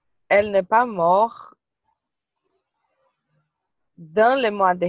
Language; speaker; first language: French; non-native, learner; Portuguese